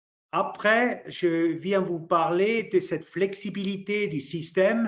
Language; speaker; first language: French; non-native, local second language; German